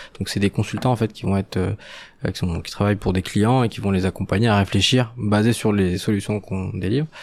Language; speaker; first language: French; non-native, local second language; Arabic